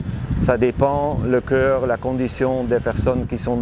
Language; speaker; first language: French; non-native, fluent; Dutch